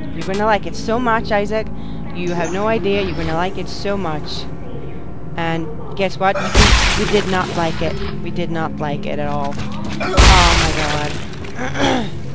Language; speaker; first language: English; non-native, fluent; Swedish